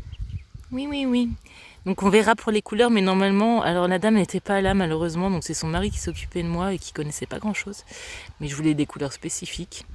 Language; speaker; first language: French; native; French